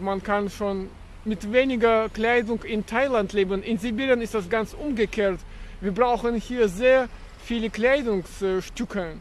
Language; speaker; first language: German; non-native, fluent; Russian